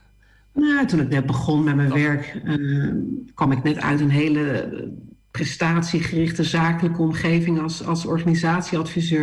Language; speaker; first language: Dutch; native; Dutch